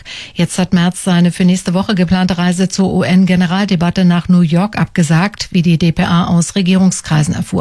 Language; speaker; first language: German; native; German